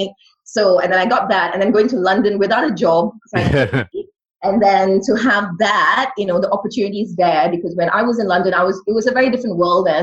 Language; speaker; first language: English; non-native, local second language; Tamil